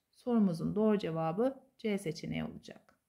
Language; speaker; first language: Turkish; native; Turkish